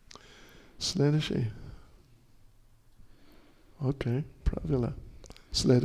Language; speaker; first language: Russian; non-native, learner; English